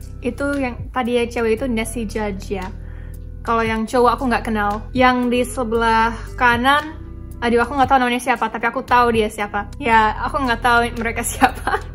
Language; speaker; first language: Indonesian; non-native, fluent; English